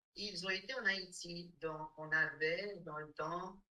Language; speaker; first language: French; non-native, fluent; English